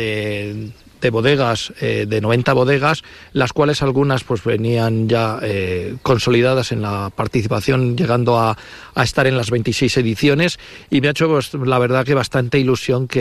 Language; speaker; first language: Spanish; native; Spanish